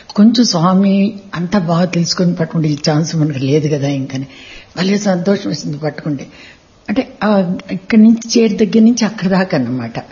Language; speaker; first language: Telugu; native; Telugu